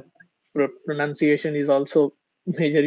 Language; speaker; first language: English; non-native, learner; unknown